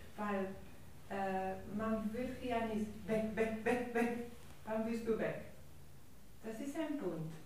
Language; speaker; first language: German; non-native, learner; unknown